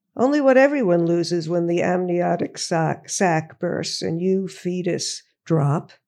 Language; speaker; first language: English; native; English